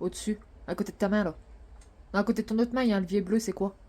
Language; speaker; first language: French; native; French